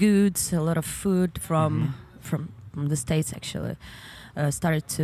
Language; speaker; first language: English; non-native, fluent; Ukrainian